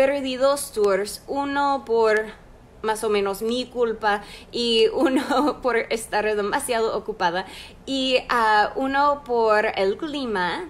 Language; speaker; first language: Spanish; non-native, fluent; English